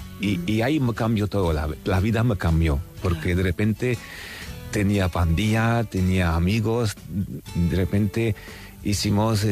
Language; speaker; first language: Spanish; non-native, fluent; Armenian